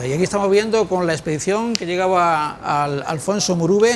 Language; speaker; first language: Spanish; native; Spanish